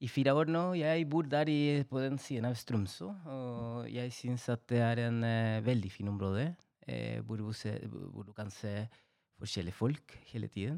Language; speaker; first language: Norwegian; non-native, fluent; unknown